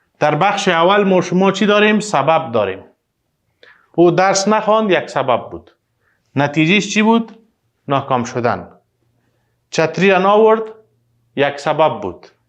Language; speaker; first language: Persian; native; Persian